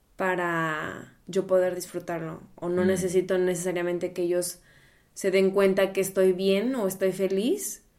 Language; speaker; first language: Spanish; native; Spanish